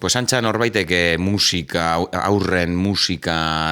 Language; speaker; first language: Basque; native; Basque